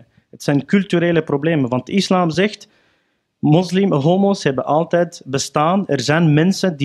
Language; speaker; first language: Dutch; early bilingual, other home language; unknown